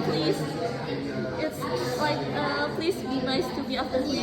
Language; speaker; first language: English; non-native, learner; Indonesian